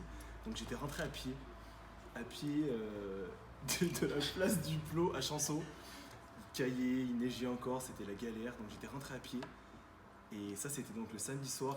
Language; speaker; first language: French; native; French